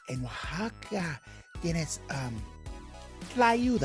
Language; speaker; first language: Spanish; non-native, learner; English